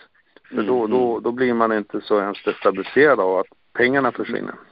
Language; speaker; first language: Swedish; native; Swedish